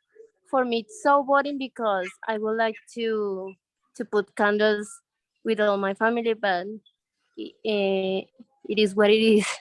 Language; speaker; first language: English; non-native, learner; Spanish